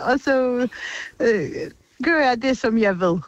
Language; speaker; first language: Danish; non-native, fluent; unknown